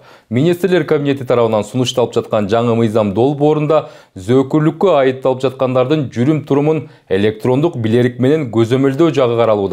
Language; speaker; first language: Kyrgyz; native; Kyrgyz